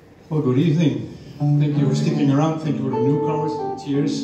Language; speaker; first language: English; non-native, fluent; Dutch